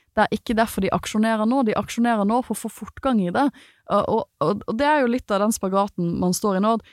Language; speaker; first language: Norwegian; native; Norwegian